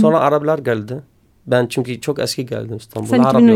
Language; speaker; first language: Turkish; non-native, learner; Kurdish